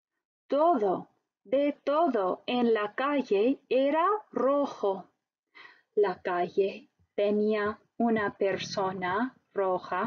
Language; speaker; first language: Spanish; non-native, fluent; English